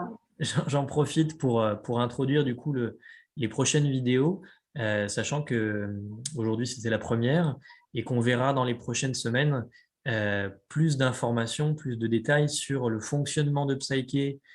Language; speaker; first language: French; native; French